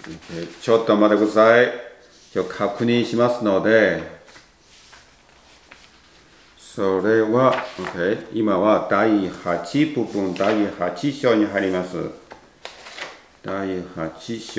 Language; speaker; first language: Japanese; non-native, learner; Chinese